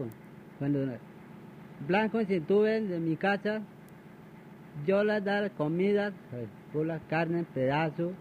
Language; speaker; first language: Spanish; non-native, local second language; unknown